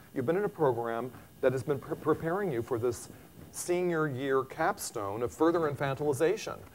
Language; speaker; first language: English; native; English